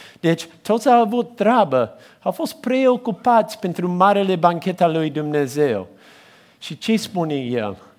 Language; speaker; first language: Romanian; non-native, fluent; English